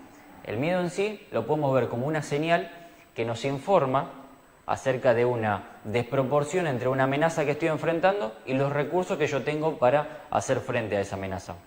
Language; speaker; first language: Spanish; native; Spanish